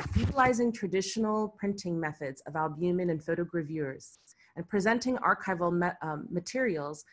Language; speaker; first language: English; early bilingual, other home language; Arabic